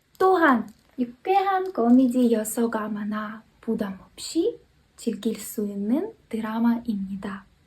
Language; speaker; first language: Korean; non-native, fluent; Ukrainian